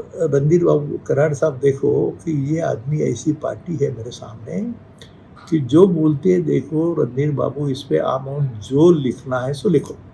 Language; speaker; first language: Hindi; non-native, local second language; Marathi